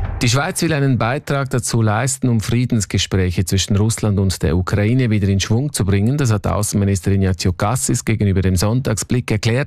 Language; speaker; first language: German; native; German